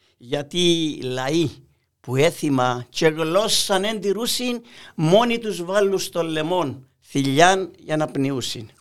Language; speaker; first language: Greek; native; Greek